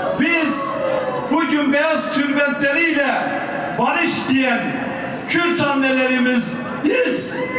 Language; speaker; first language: Turkish; non-native, local second language; Kurdish